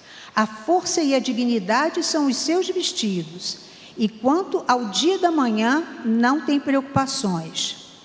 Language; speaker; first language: Portuguese; native; Portuguese